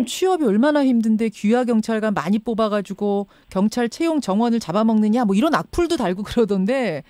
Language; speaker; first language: Korean; native; Korean